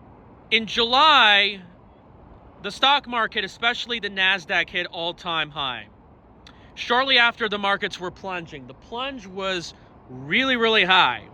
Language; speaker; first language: English; native; English